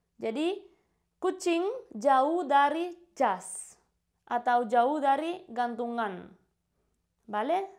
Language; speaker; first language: Indonesian; non-native, fluent; Spanish